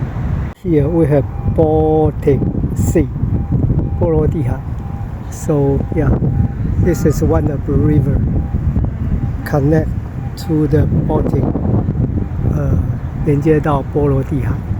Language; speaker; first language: English; non-native, learner; Chinese